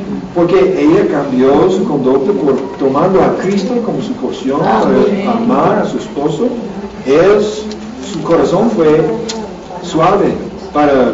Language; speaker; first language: Spanish; non-native, learner; English